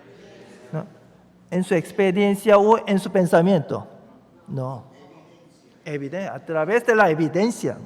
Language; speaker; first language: Spanish; non-native, fluent; Korean